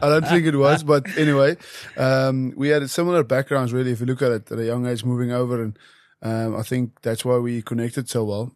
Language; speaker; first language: English; non-native, local second language; Afrikaans